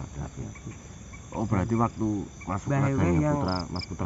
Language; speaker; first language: Indonesian; native; Indonesian